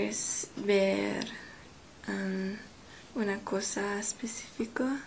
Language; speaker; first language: Spanish; non-native, learner; English